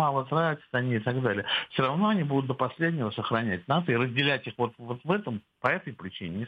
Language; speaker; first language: Russian; native; Russian